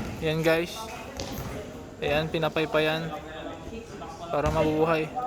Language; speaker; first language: Filipino; non-native, local second language; Bikol